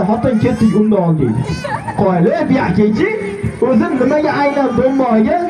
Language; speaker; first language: Uzbek; native; Uzbek